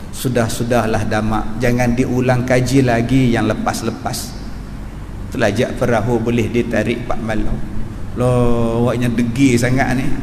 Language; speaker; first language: Malay; native; Malay